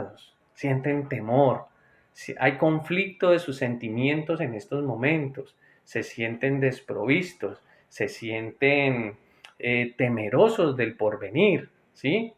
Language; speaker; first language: Spanish; native; Spanish